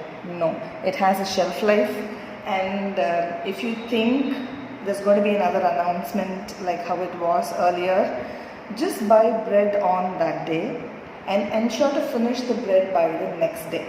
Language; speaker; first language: English; non-native, local second language; Tamil